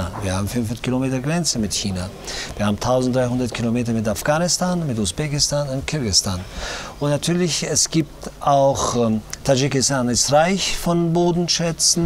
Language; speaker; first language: German; non-native, learner; Tajik